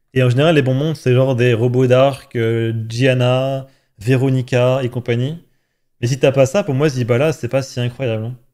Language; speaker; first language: French; native; French